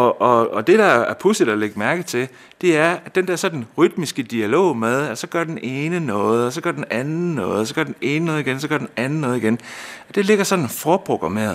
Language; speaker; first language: Danish; native; Danish